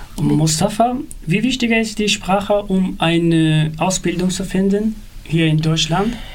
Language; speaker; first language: German; non-native, learner; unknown